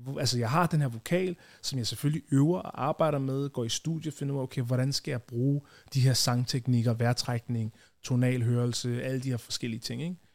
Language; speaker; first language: Danish; early bilingual, other home language; Ganda